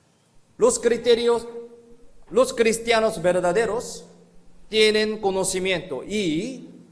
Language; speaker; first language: Spanish; non-native, learner; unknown